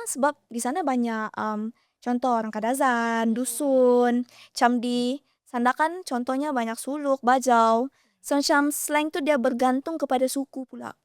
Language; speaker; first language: Malay; native; Malay